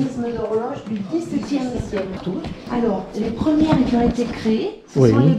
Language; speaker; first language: French; native; French